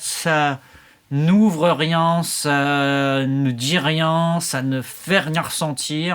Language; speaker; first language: French; native; French